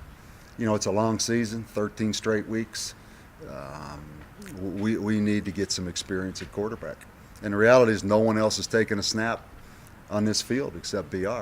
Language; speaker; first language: English; native; English